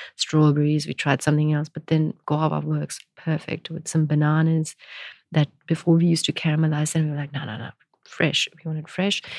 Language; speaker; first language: English; non-native, local second language; Gujarati